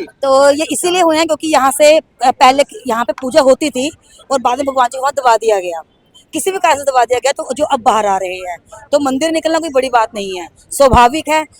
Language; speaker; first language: Hindi; native; Hindi